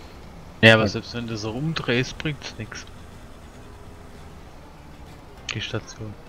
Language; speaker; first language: German; native; German